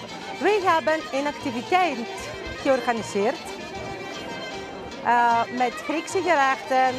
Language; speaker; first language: Dutch; early bilingual, other home language; Greek